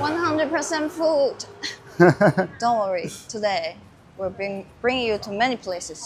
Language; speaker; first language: English; non-native, fluent; Chinese